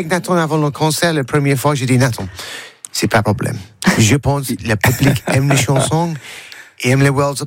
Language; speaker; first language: French; non-native, learner; English